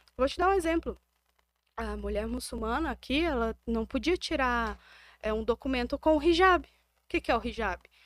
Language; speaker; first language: Portuguese; native; Portuguese